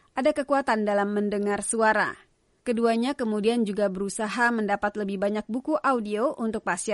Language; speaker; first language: Indonesian; native; Indonesian